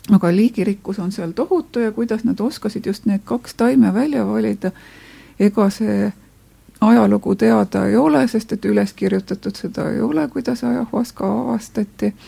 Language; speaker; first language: Estonian; native; Estonian